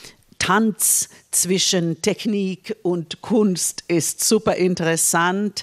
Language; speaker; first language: German; non-native, fluent; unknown